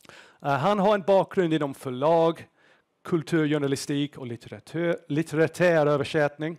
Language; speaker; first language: Swedish; non-native, fluent; English